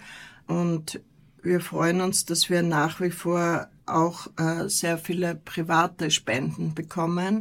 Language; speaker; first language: German; native; German